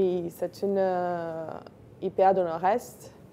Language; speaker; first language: French; non-native, fluent; Portuguese